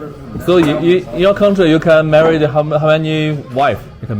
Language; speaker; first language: English; non-native, learner; Chinese